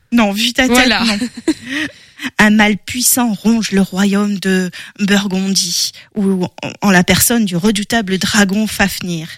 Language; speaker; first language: French; native; French